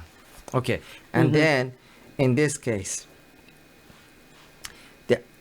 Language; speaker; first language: English; non-native, learner; Persian